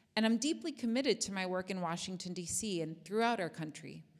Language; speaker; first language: English; native; English